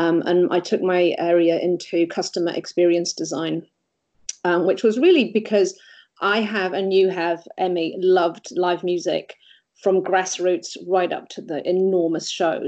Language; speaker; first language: English; native; English